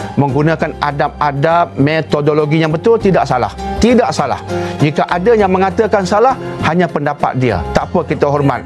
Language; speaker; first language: Malay; native; Malay